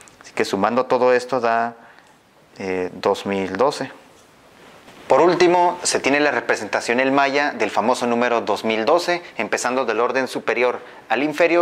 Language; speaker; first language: Spanish; native; Spanish